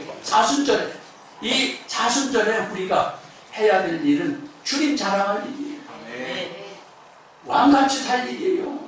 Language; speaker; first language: Korean; native; Korean